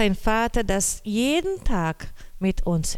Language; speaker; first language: German; non-native, learner; Portuguese